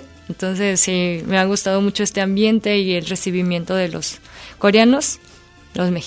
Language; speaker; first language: Spanish; non-native, fluent; Korean